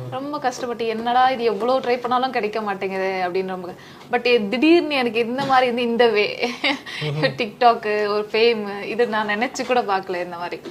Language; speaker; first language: Tamil; early bilingual, heritage; Tamil